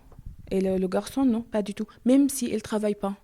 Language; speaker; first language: French; non-native, learner; Arabic